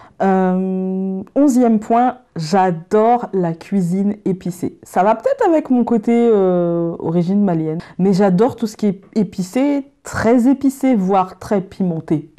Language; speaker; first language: French; native; French